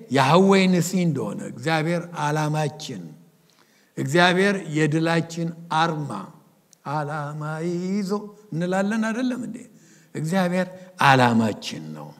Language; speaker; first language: Amharic; native; Amharic